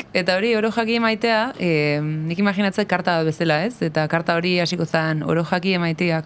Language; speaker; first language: Basque; native; Basque